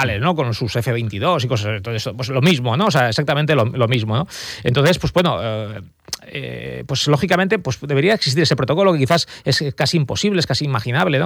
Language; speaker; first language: Spanish; native; Spanish